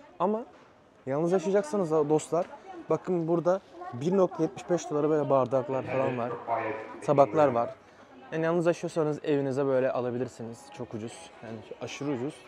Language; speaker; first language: Turkish; native; Turkish